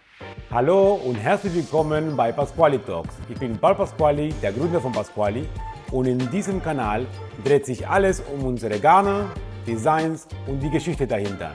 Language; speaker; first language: German; non-native, fluent; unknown